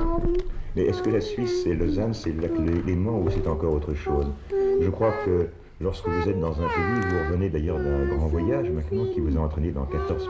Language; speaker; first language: French; native; French